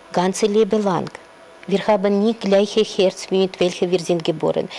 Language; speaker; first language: German; non-native, learner; Russian